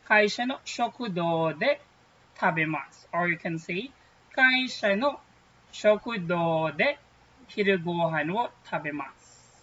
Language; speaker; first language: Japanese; non-native, fluent; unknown